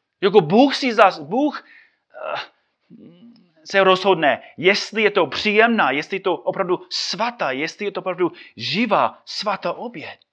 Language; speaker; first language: Czech; non-native, fluent; English